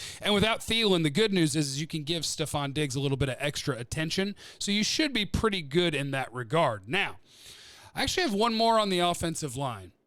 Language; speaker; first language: English; native; English